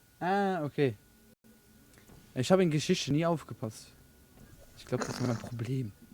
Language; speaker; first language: German; non-native, local second language; Luxembourgish